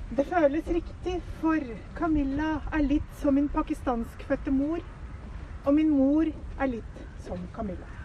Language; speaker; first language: Norwegian; early bilingual, other home language; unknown